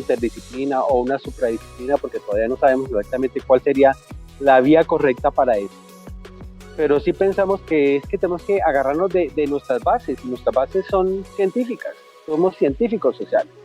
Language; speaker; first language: Spanish; native; Spanish